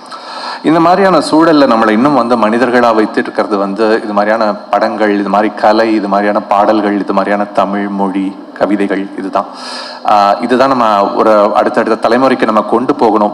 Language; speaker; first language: Tamil; native; Tamil